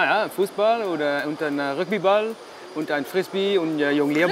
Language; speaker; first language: German; non-native, learner; Dutch